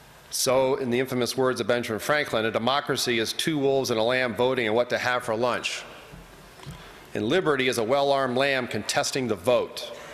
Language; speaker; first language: English; native; English